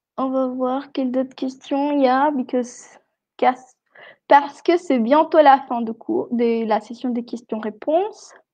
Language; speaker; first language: French; non-native, fluent; Spanish